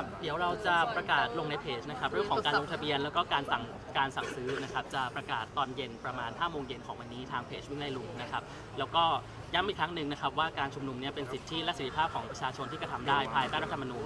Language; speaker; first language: Thai; native; Thai